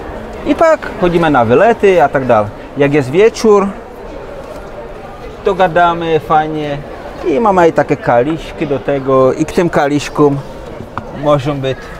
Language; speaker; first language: Polish; non-native, learner; Czech